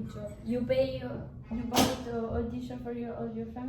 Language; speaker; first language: English; non-native, learner; French